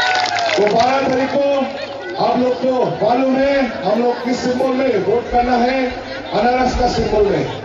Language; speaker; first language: Hindi; non-native, local second language; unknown